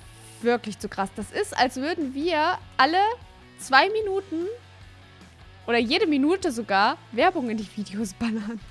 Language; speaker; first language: German; native; German